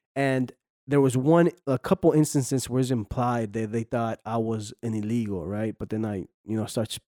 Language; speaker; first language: English; native; English